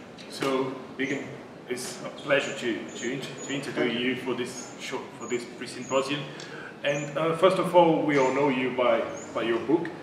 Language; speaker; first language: English; non-native, fluent; Portuguese